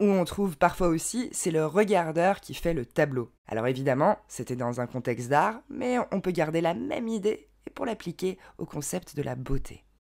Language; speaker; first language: French; native; French